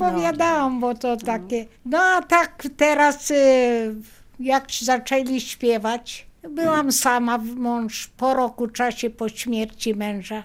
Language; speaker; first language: Polish; native; Polish